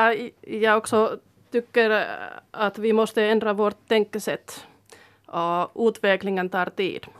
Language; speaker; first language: Swedish; non-native, fluent; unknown